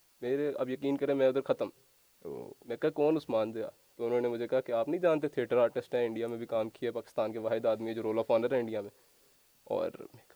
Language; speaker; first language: Urdu; native; Urdu